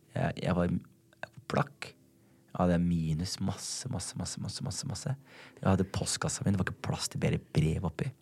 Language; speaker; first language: Norwegian; early bilingual, other home language; Somali